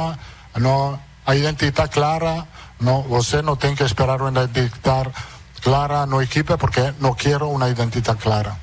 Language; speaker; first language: Portuguese; non-native, fluent; Italian